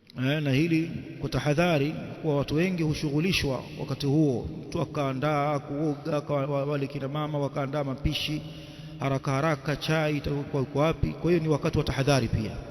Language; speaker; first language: Swahili; native; Swahili